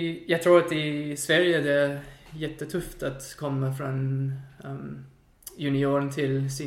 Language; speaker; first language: Swedish; non-native, fluent; English